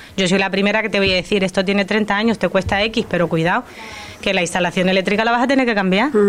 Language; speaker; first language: Spanish; non-native, fluent; Romanian